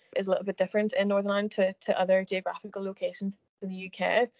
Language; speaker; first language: English; native; English